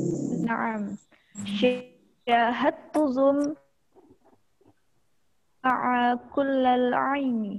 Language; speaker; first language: Arabic; non-native, learner; Indonesian